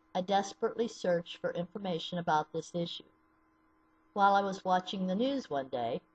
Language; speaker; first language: English; native; English